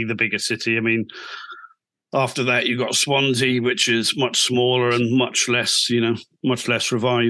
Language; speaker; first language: English; native; English